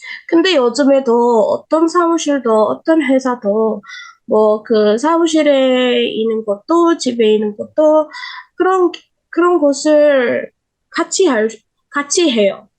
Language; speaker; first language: Korean; non-native, learner; Indonesian